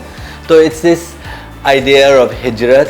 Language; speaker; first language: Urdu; early bilingual, heritage; Urdu